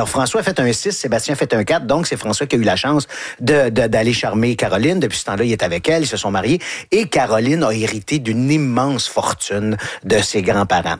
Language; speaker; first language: French; native; French